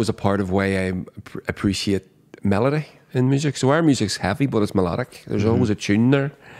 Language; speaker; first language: English; native; English